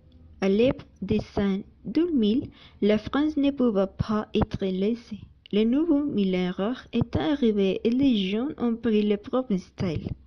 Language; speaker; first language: French; non-native, learner; Spanish